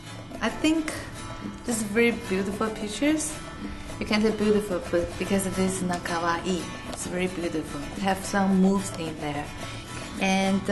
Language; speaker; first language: English; non-native, fluent; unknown